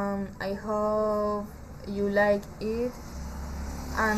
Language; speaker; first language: English; non-native, learner; Spanish